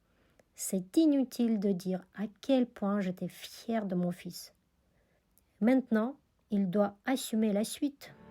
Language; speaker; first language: French; non-native, fluent; Russian